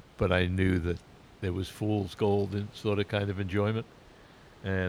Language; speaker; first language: English; native; English